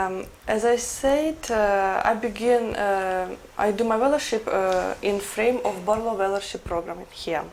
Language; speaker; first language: English; non-native, learner; Ukrainian